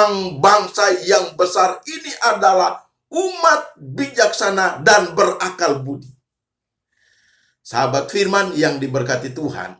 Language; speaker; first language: Indonesian; native; Indonesian